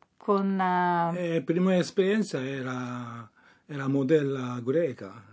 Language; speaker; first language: Italian; non-native, learner; Japanese